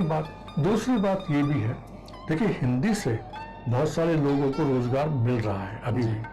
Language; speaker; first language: Hindi; native; Hindi